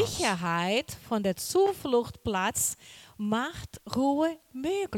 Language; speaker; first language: German; non-native, learner; Portuguese